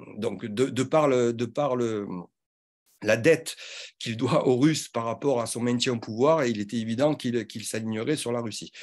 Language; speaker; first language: French; native; French